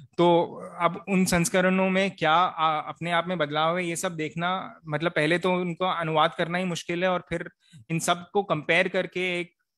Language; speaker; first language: Hindi; native; Hindi